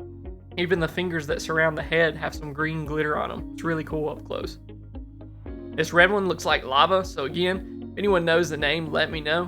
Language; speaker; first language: English; native; English